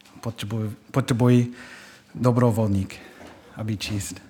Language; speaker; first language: Czech; non-native, fluent; English